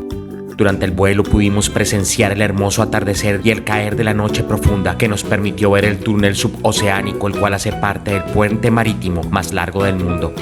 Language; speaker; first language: Spanish; native; Spanish